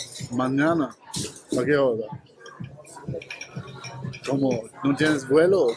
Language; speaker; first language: Spanish; non-native, learner; German